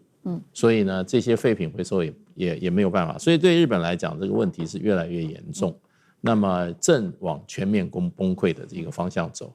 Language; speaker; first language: Chinese; native; Chinese